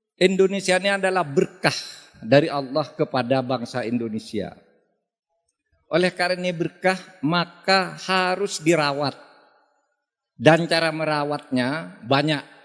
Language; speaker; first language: Indonesian; non-native, local second language; Madurese